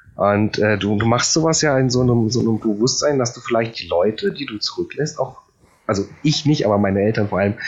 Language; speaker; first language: German; early bilingual, other home language; Polish